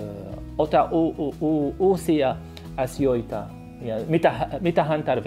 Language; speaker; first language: Finnish; non-native, learner; Arabic